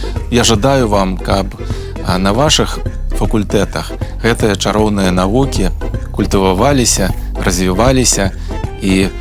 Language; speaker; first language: Belarusian; native; Belarusian